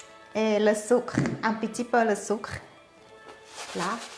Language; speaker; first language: French; non-native, learner; Thai